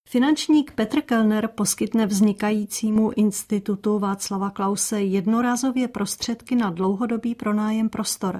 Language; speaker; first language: Czech; native; Czech